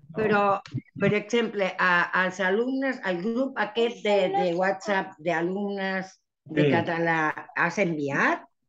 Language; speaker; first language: Catalan; early bilingual, heritage; Spanish